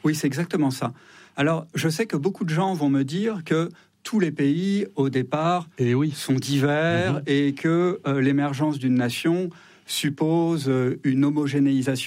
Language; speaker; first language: French; native; French